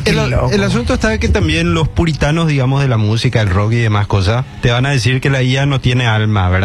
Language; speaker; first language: Spanish; native; Spanish